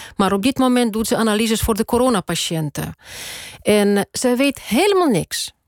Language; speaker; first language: Dutch; non-native, fluent; Russian